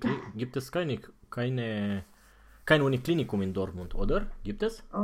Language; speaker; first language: German; non-native, fluent; Romanian